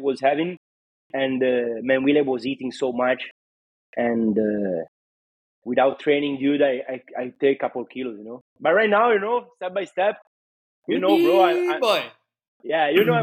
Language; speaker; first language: English; non-native, fluent; Italian